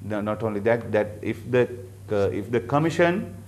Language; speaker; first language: English; non-native, local second language; Sinhala